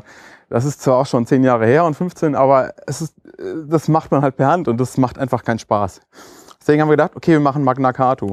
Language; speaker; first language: German; native; German